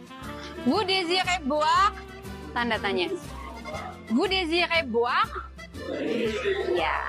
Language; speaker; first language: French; non-native, fluent; Indonesian